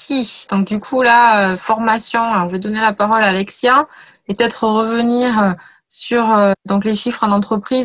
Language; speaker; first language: French; native; French